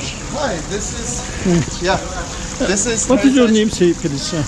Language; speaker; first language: English; non-native, learner; Turkish